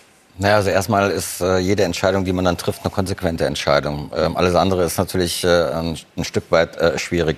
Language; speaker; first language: German; native; German